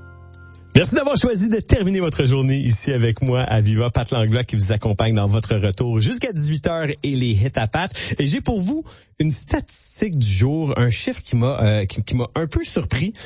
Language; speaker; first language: French; native; French